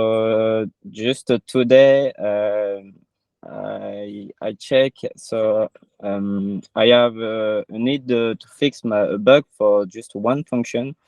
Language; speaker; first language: English; non-native, learner; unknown